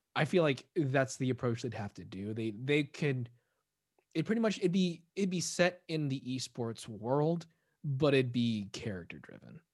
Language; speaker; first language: English; early bilingual, other home language; Filipino